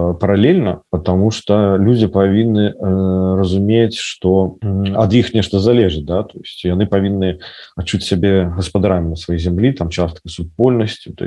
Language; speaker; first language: Belarusian; non-native, local second language; Russian